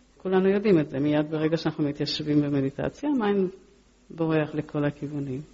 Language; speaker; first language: Hebrew; early bilingual, other home language; Polish